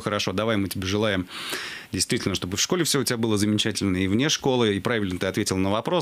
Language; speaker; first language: Russian; native; Russian